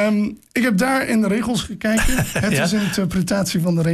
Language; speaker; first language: Dutch; non-native, fluent; English